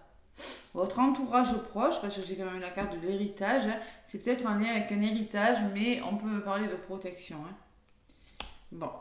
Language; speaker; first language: French; native; French